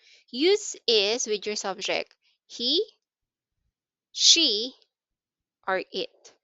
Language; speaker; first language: English; non-native, local second language; Filipino